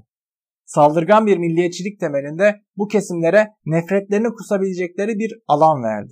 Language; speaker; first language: Turkish; native; Turkish